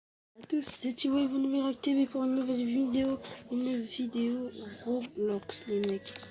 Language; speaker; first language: French; native; French